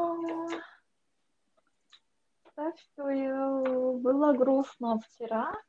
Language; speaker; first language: Russian; non-native, learner; Korean